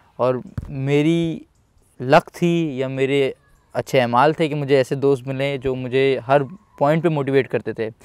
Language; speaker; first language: Urdu; non-native, local second language; Punjabi